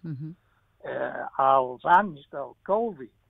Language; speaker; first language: Catalan; non-native, fluent; English